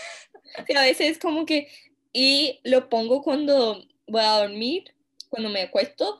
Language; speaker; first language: Spanish; non-native, fluent; English